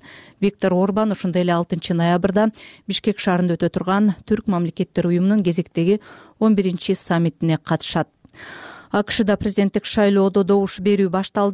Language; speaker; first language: Kyrgyz; native; Kyrgyz